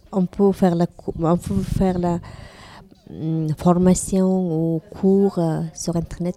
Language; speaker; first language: French; non-native, learner; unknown